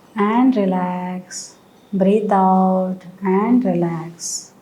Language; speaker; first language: English; non-native, local second language; Telugu